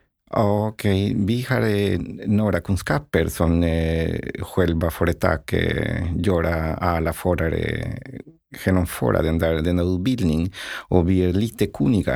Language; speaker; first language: Swedish; non-native, learner; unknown